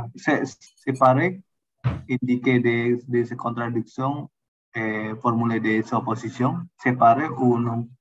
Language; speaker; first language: French; non-native, learner; Indonesian